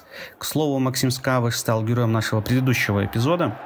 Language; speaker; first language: Russian; native; Russian